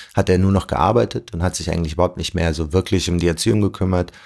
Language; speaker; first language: German; early bilingual, other home language; Arabic